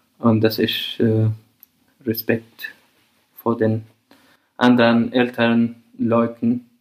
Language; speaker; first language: German; non-native, fluent; Arabic